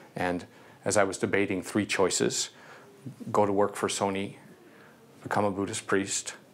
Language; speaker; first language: English; native; English